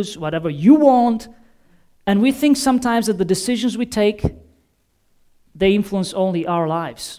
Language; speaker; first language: English; non-native, fluent; Bulgarian